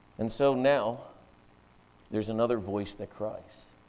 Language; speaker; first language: English; native; English